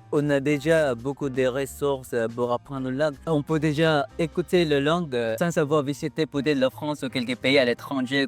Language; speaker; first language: French; non-native, learner; Filipino